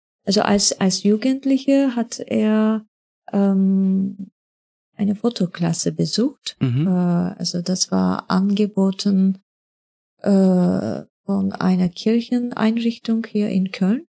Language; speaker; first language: German; non-native, fluent; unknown